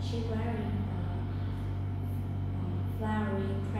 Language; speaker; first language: English; non-native, learner; Vietnamese